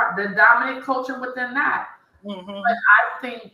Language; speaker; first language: English; native; English